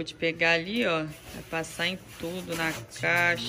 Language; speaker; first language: Portuguese; native; Portuguese